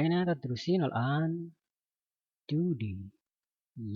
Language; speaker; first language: Arabic; non-native, learner; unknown